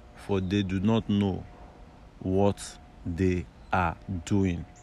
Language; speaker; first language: English; non-native, local second language; Yoruba